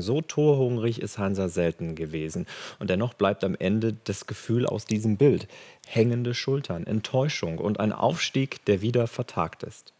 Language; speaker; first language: German; native; German